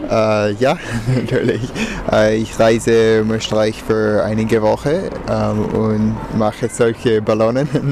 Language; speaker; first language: German; non-native, learner; English